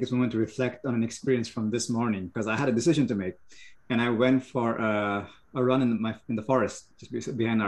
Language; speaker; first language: English; non-native, local second language; Bangla